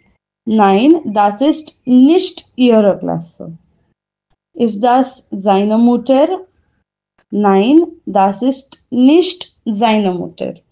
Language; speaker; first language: German; non-native, fluent; Hindi